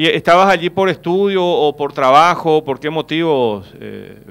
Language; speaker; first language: Spanish; native; Spanish